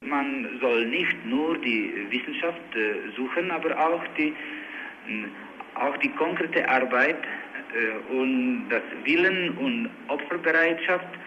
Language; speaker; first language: German; non-native, learner; Czech